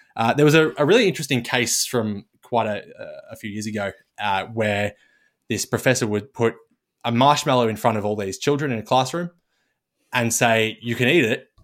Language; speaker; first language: English; native; English